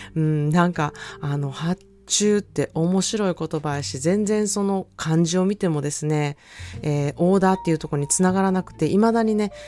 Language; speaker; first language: Japanese; native; Japanese